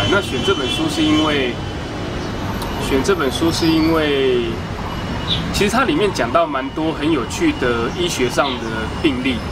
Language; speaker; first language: Chinese; native; Chinese